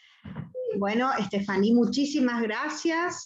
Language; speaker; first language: Spanish; native; Spanish